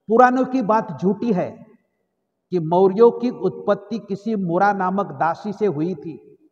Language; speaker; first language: Hindi; non-native, local second language; Marathi